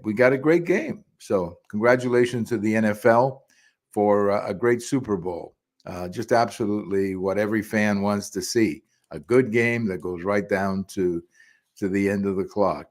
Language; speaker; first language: English; early bilingual, other home language; Spanish